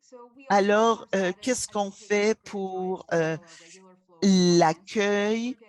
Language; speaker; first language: French; non-native, fluent; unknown